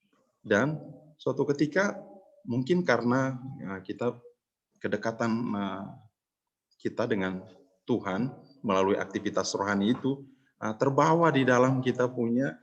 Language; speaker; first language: Indonesian; native; Indonesian